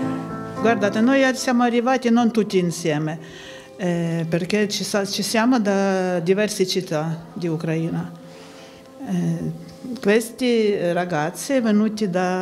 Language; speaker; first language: Italian; non-native, learner; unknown